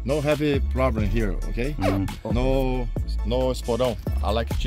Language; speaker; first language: English; non-native, learner; Portuguese